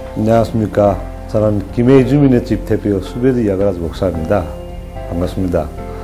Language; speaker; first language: Korean; non-native, fluent; Nepali